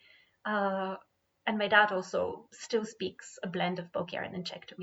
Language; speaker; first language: English; non-native, fluent; Bulgarian